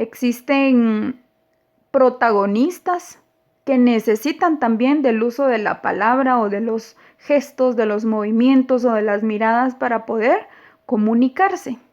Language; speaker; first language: Spanish; native; Spanish